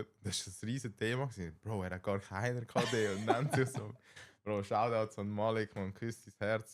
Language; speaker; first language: German; native; German